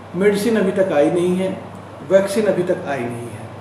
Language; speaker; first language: Hindi; non-native, local second language; Marathi